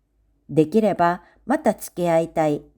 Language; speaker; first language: Japanese; non-native, fluent; Korean